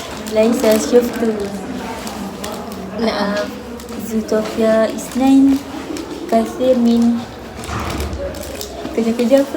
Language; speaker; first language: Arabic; non-native, learner; Malay